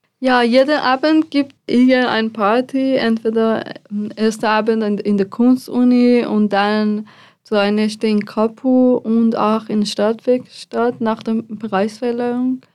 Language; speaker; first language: German; non-native, fluent; Persian